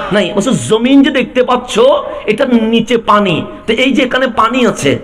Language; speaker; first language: Bangla; non-native, local second language; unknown